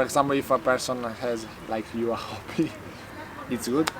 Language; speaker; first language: English; non-native, learner; Italian